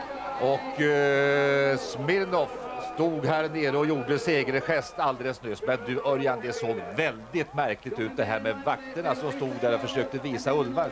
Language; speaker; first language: Swedish; native; Swedish